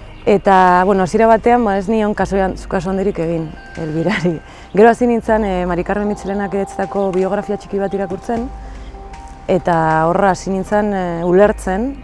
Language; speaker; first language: Basque; native; Basque